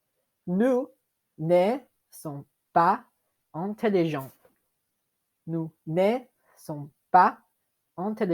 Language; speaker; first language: French; non-native, fluent; English